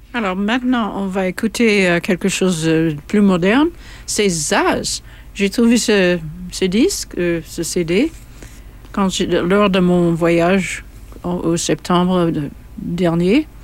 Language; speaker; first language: French; non-native, fluent; English